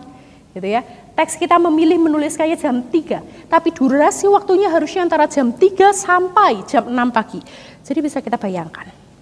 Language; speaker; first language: Indonesian; native; Indonesian